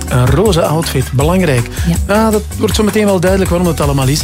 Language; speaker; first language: Dutch; native; Dutch